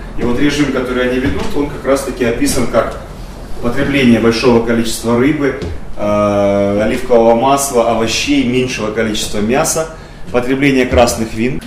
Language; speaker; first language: Russian; native; Russian